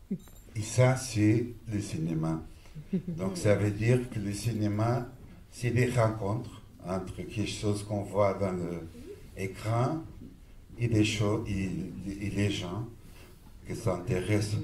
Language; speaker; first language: French; non-native, fluent; Portuguese